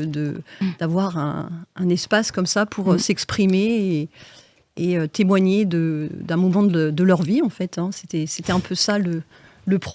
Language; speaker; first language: French; native; French